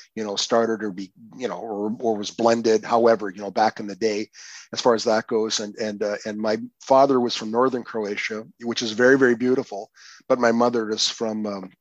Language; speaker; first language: English; non-native, fluent; Croatian